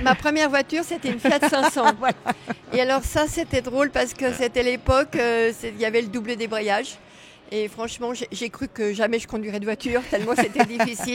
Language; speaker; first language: French; native; French